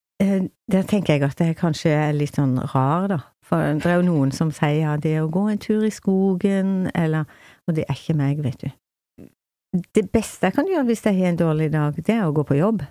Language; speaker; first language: Norwegian; native; Norwegian